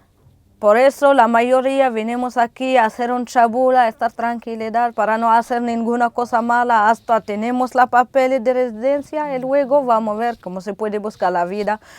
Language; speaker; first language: Spanish; non-native, learner; Arabic